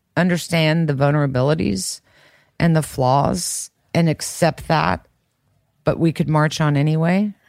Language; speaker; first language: English; native; English